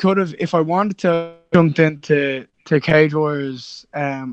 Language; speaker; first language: English; native; English